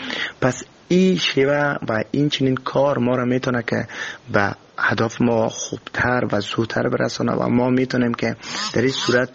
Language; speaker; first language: Persian; native; Persian